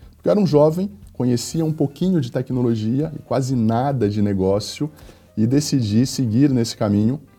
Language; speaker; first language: Portuguese; native; Portuguese